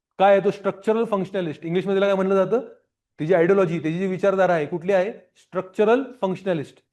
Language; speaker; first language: Marathi; non-native, local second language; Gujarati